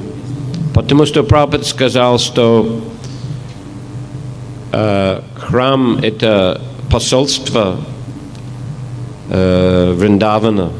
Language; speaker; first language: Russian; non-native, fluent; English